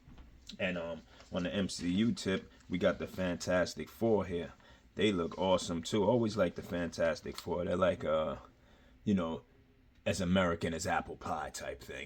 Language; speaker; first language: English; native; English